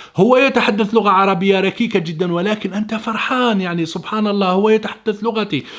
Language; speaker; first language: Arabic; native; Arabic